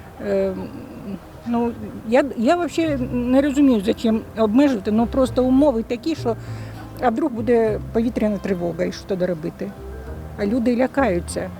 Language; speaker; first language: Ukrainian; non-native, local second language; Russian